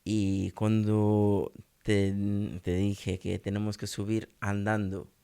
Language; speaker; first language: Spanish; non-native, learner; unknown